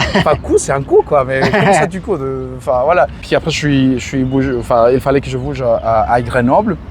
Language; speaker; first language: French; non-native, fluent; Spanish